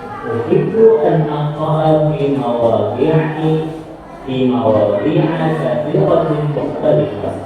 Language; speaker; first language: Arabic; non-native, learner; Indonesian